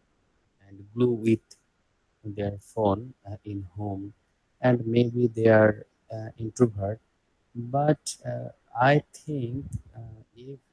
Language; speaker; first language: English; non-native, learner; Bangla